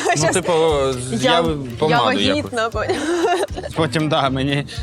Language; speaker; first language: Ukrainian; native; Ukrainian